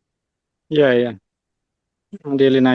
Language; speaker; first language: English; non-native, learner; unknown